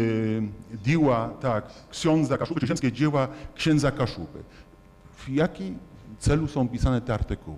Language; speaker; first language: Polish; native; Polish